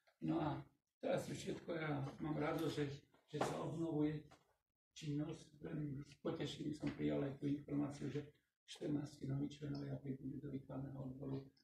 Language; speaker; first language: Slovak; non-native, local second language; Rusyn